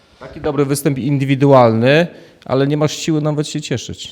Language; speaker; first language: Polish; native; Polish